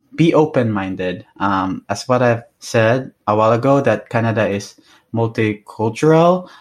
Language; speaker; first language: English; non-native, local second language; Hiligaynon